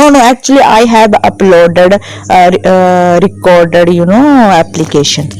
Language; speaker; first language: English; non-native, learner; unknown